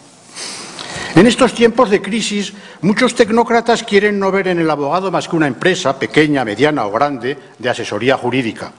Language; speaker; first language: Spanish; native; Spanish